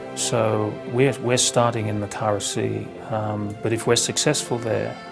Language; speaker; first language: English; native; English